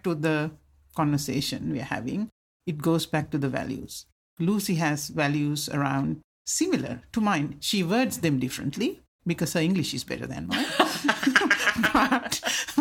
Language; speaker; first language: English; non-native, local second language; Sinhala